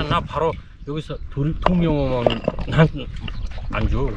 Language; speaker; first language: Korean; non-native, learner; Mongolian